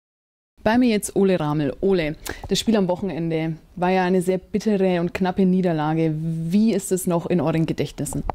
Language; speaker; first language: German; native; German